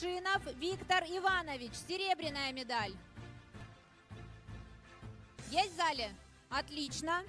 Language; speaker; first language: Russian; native; Russian